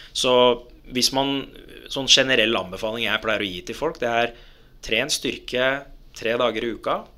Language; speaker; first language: Norwegian; early bilingual, other home language; Arabic